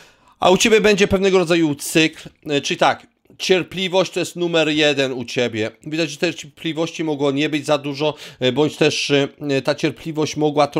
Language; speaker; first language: Polish; native; Polish